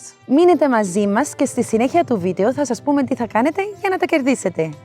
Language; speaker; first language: Greek; native; Greek